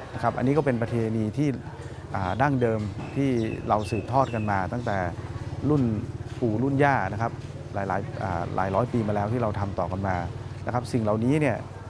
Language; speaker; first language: Thai; native; Thai